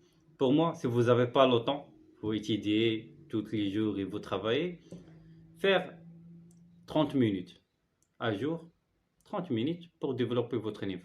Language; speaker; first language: French; non-native, learner; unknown